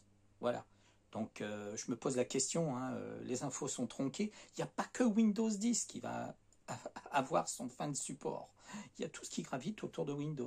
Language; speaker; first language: French; native; French